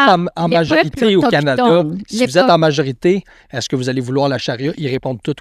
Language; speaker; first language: French; native; French